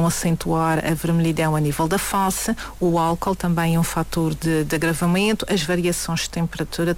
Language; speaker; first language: Portuguese; native; Portuguese